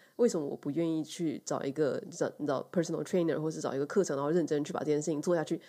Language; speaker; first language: Chinese; native; Chinese